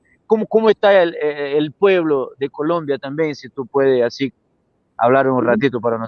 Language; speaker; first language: Spanish; non-native, fluent; Portuguese